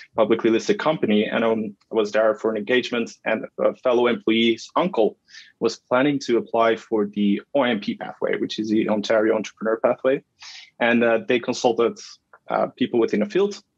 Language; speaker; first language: English; non-native, fluent; Dutch